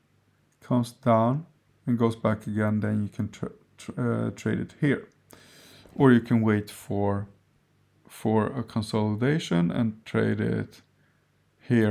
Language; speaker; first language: English; non-native, fluent; Swedish